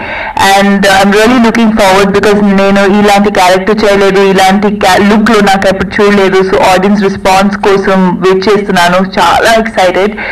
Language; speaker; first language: Telugu; non-native, fluent; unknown